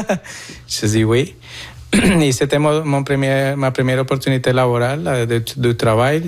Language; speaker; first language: French; non-native, fluent; Spanish